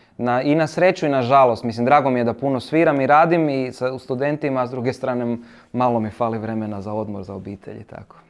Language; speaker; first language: Croatian; native; Croatian